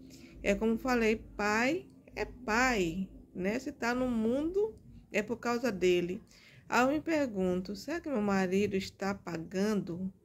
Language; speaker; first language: Portuguese; native; Portuguese